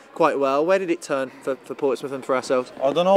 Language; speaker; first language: English; native; English